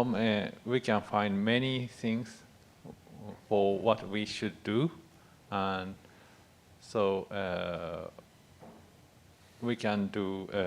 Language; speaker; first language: English; non-native, fluent; Japanese